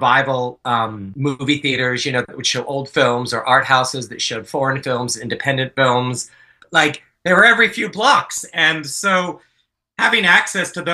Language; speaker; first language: English; native; English